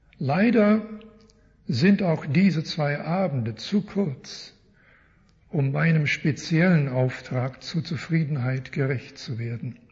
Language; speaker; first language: German; early bilingual, heritage; German